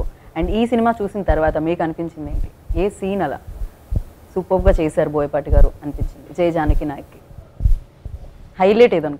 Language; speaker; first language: Telugu; native; Telugu